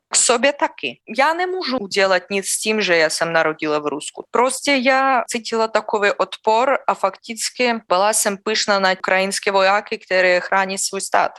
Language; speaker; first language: Czech; non-native, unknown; Russian